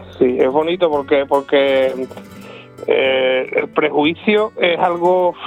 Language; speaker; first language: Spanish; native; Spanish